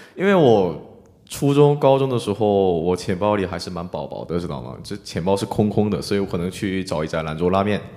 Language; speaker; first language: Chinese; non-native, fluent; Korean